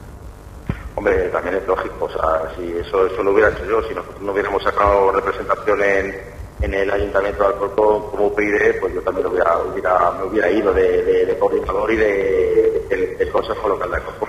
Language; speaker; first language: Spanish; native; Spanish